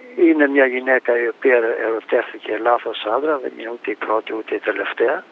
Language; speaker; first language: Greek; native; Greek